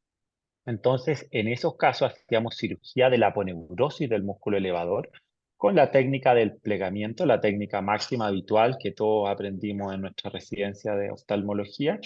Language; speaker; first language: Spanish; native; Spanish